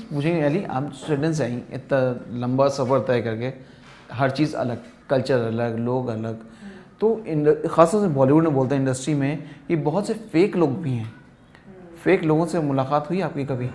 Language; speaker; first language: Hindi; native; Hindi